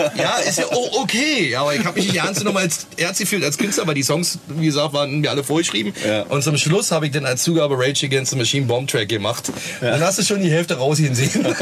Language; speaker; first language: German; native; German